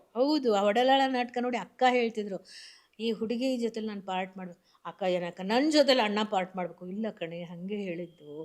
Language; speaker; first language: Kannada; native; Kannada